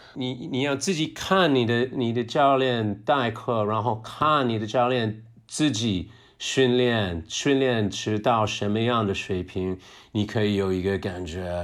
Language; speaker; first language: Chinese; non-native, fluent; English